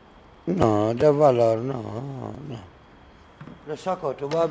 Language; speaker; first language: Spanish; non-native, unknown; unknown